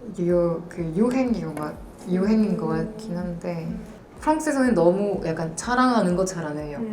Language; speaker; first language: Korean; non-native, fluent; French